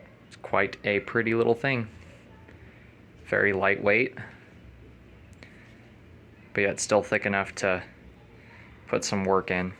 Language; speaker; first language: English; native; English